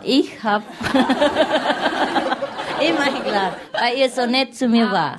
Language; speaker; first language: German; non-native, learner; Vietnamese